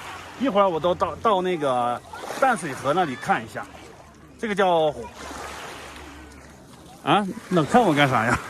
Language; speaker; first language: Chinese; native; Chinese